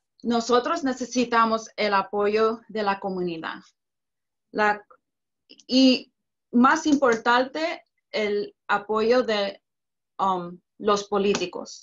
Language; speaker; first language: Spanish; early bilingual, heritage; Spanish